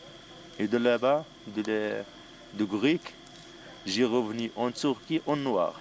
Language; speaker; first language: French; non-native, local second language; Arabic